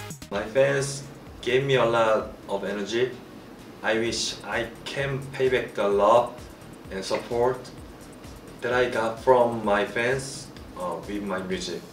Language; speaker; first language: English; non-native, learner; Korean